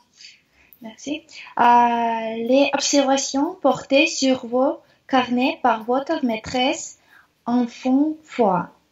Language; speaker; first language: French; non-native, learner; Russian